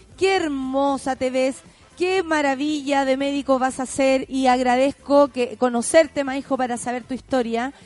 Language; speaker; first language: Spanish; native; Spanish